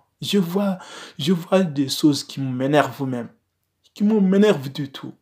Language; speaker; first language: French; non-native, learner; Wolof